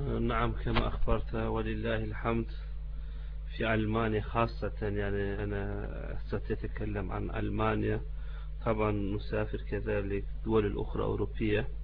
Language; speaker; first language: Arabic; non-native, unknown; Turkish